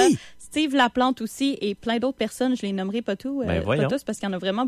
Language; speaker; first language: French; native; French